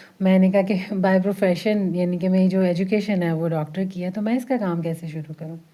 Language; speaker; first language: Urdu; early bilingual, heritage; Urdu